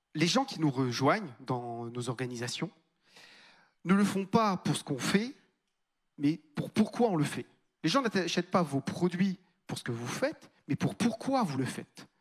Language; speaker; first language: French; native; French